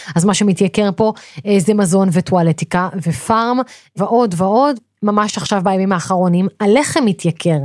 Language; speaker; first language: Hebrew; native; Hebrew